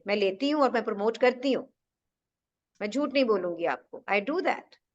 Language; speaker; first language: Hindi; native; Hindi